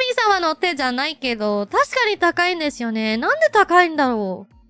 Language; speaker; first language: Japanese; non-native, fluent; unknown